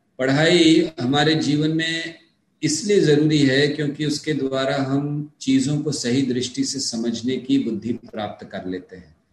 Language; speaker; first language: Hindi; native; Hindi